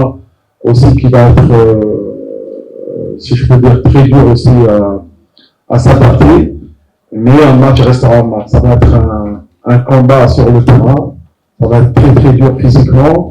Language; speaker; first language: French; non-native, local second language; Arabic